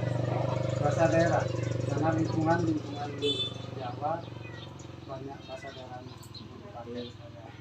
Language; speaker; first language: Indonesian; non-native, local second language; Javanese